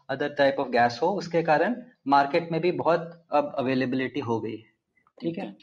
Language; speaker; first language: Hindi; non-native, local second language; Telugu